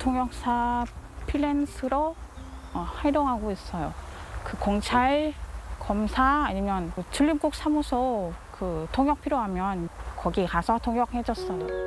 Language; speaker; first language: Korean; non-native, learner; Thai